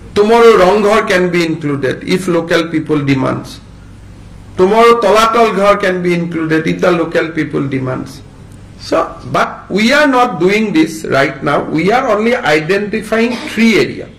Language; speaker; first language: English; non-native, local second language; Assamese